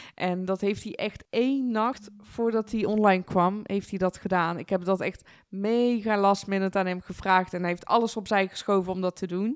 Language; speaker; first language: Dutch; early bilingual, other home language; Persian